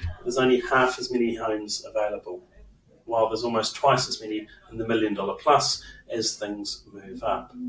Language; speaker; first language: English; native; English